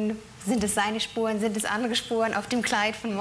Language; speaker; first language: German; native; German